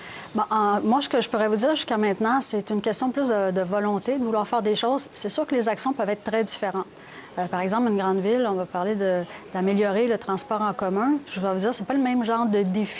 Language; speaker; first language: French; native; French